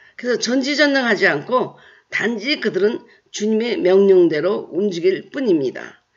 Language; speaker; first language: Korean; native; Korean